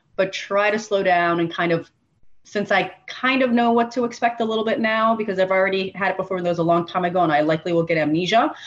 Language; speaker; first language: English; native; English